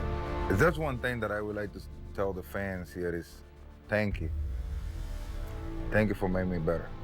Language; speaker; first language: English; non-native, fluent; Spanish